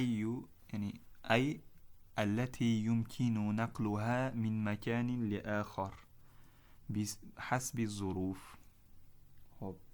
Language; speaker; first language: Arabic; non-native, fluent; Uzbek